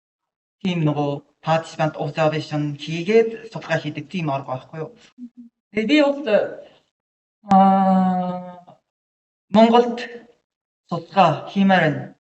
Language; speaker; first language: Mongolian; non-native, learner; Japanese